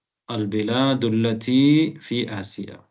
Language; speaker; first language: Arabic; non-native, fluent; Tamil